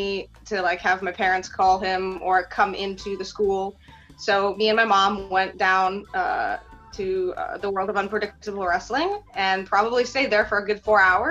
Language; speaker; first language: English; early bilingual, other home language; Russian